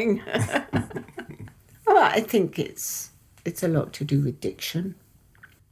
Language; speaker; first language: English; early bilingual, other home language; Persian